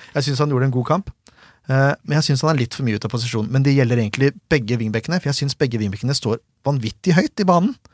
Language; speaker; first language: Norwegian; native; Norwegian